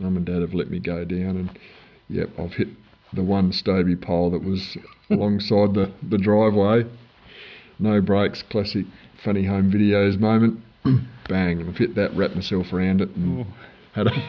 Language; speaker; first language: English; native; English